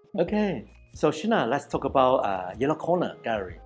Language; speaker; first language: English; non-native, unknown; Chinese